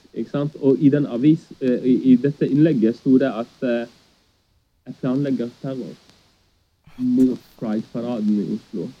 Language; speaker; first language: Norwegian; early bilingual, other home language; Arabic